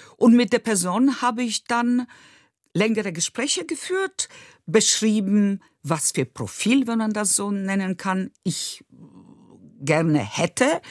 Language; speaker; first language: German; non-native, fluent; Polish